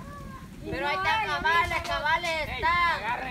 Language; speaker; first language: Spanish; native; Spanish